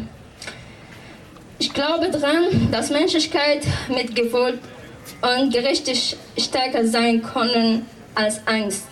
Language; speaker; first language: German; non-native, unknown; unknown